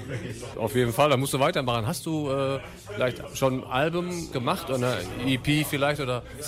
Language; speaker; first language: German; native; German